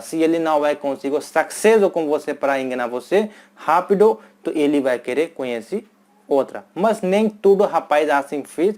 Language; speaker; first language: Portuguese; non-native, fluent; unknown